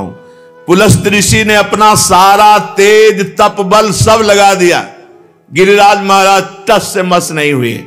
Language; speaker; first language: Hindi; native; Hindi